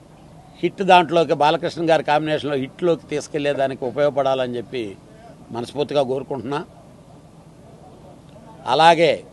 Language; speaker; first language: Telugu; native; Telugu